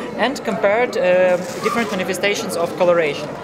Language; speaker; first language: English; non-native, fluent; Ukrainian